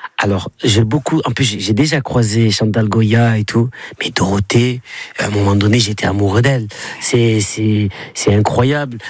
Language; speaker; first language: French; native; French